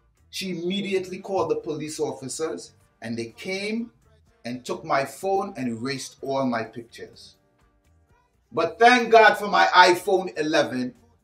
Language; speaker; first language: English; native; English